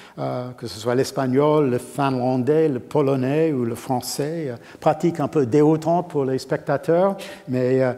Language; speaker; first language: French; non-native, fluent; English